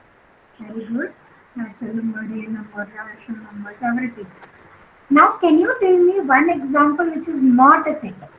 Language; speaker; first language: English; non-native, local second language; Marathi